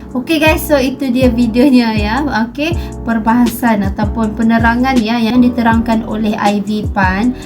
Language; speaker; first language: Malay; native; Malay